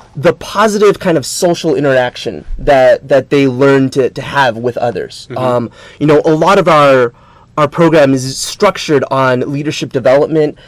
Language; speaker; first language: English; native; English